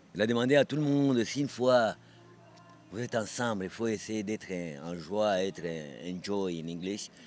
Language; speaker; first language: French; non-native, local second language; Kinyarwanda